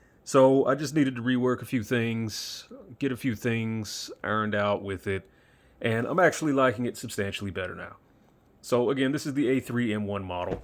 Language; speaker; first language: English; native; English